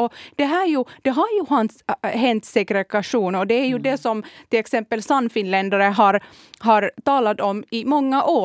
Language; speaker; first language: Swedish; non-native, fluent; Kurdish